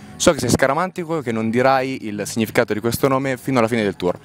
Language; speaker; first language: Italian; native; Italian